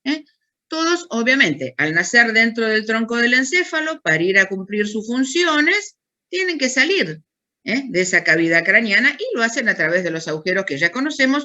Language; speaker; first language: Spanish; native; Spanish